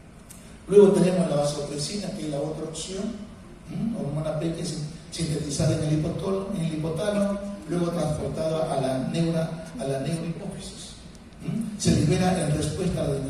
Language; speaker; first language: Spanish; native; Spanish